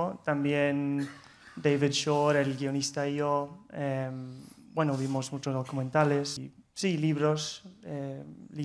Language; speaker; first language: Spanish; non-native, fluent; English